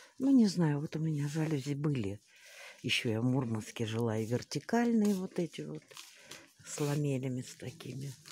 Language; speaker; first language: Russian; native; Russian